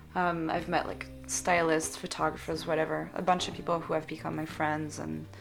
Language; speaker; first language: English; non-native, fluent; French